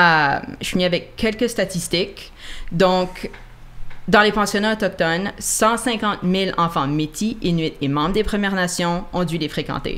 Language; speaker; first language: French; native; French